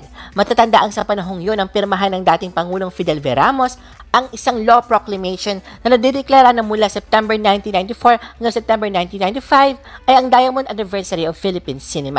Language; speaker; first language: Filipino; native; Filipino